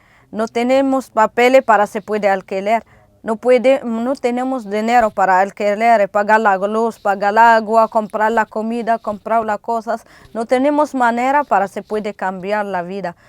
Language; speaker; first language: Spanish; non-native, learner; Arabic